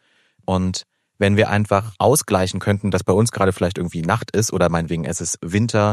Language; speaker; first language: German; native; German